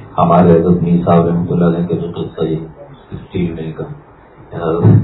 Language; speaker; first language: Urdu; native; Urdu